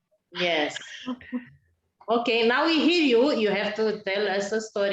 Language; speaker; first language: English; non-native, learner; Romanian